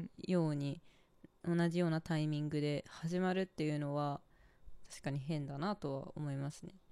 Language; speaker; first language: Japanese; native; Japanese